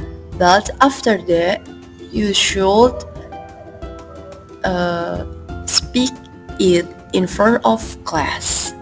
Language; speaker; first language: English; non-native, learner; Indonesian